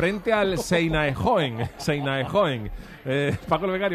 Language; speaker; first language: Spanish; native; Spanish